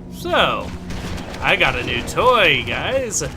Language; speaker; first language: English; native; English